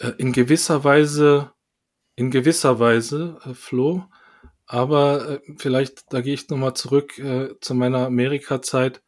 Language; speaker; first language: German; early bilingual, other home language; Korean